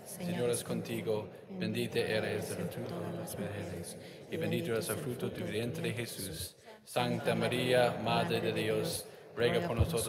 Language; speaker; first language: Spanish; non-native, learner; English